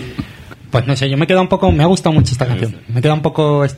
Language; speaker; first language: Spanish; native; Spanish